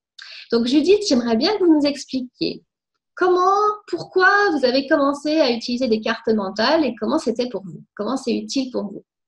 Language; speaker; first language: French; native; French